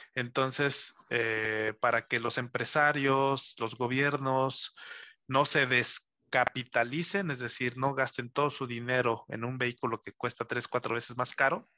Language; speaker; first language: Spanish; native; Spanish